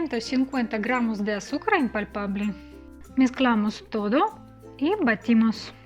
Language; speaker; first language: Spanish; non-native, fluent; Russian